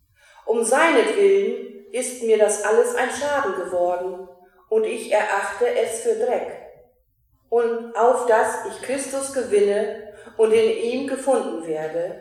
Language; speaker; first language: German; native; German